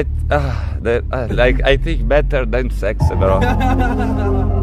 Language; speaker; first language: English; non-native, learner; Italian